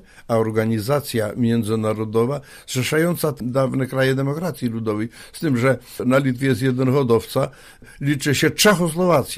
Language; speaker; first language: Polish; native; Polish